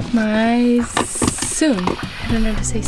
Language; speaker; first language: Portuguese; non-native, learner; English